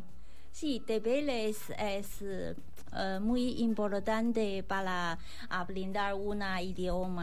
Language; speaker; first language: Spanish; non-native, learner; Chinese